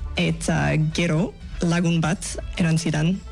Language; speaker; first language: Basque; non-native, learner; English